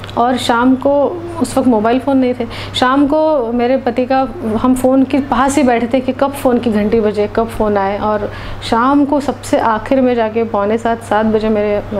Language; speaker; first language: Hindi; non-native, local second language; Marathi